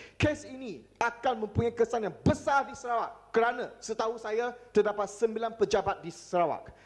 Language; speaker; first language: Malay; non-native, local second language; Chinese